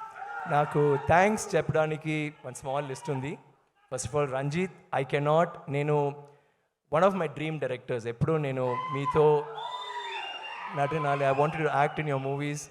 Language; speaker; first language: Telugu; non-native, learner; Tamil